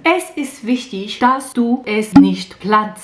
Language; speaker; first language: German; non-native, learner; Portuguese